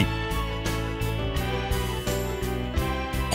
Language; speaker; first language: Japanese; native; Japanese